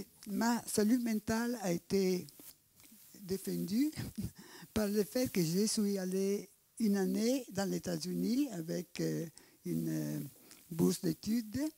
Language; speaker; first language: French; non-native, learner; Italian